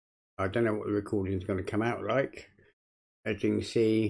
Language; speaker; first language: English; native; English